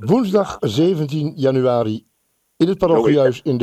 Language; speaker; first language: Dutch; native; Dutch